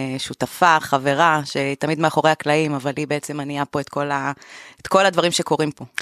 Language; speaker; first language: Hebrew; native; Hebrew